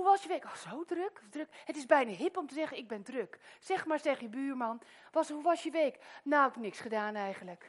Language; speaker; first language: Dutch; native; Dutch